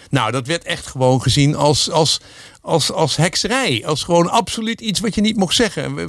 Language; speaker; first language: Dutch; native; Dutch